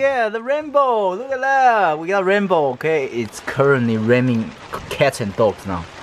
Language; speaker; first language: English; non-native, fluent; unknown